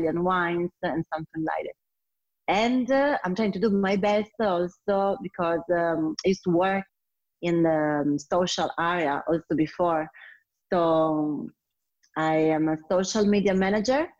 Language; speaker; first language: English; non-native, learner; Italian